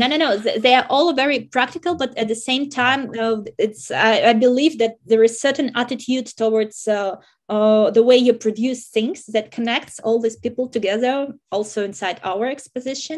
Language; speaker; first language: English; non-native, fluent; Russian